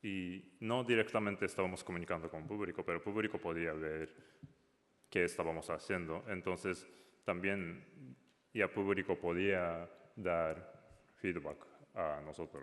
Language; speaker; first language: Spanish; non-native, learner; Japanese